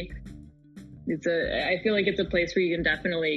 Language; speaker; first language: English; native; English